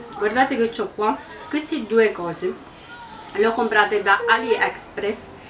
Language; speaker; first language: Italian; non-native, fluent; Romanian